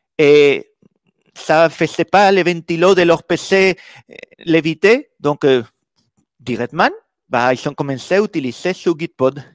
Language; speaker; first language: French; non-native, fluent; Spanish